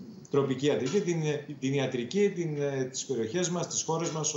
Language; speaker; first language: Greek; native; Greek